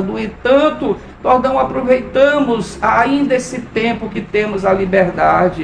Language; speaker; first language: Portuguese; native; Portuguese